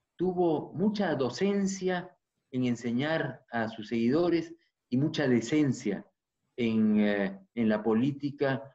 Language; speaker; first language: Spanish; native; Spanish